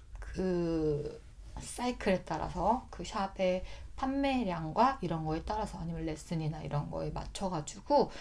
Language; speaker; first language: Korean; native; Korean